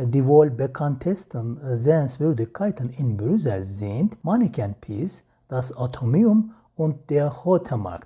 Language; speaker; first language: German; non-native, fluent; Turkish